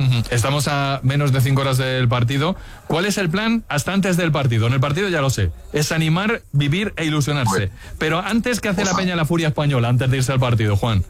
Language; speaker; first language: Spanish; native; Spanish